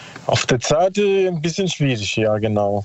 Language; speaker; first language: German; non-native, learner; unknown